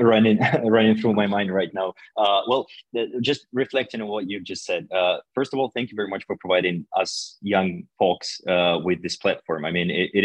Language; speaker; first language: English; non-native, fluent; Russian